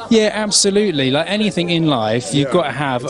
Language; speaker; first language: English; native; English